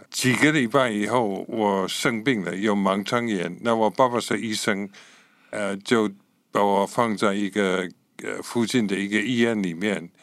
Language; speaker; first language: Chinese; non-native, fluent; English